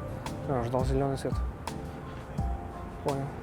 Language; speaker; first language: Russian; native; Russian